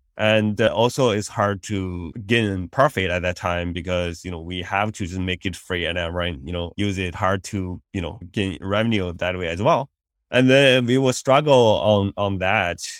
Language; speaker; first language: English; non-native, fluent; Chinese